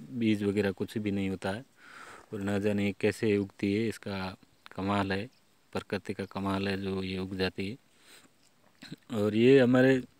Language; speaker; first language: Hindi; native; Hindi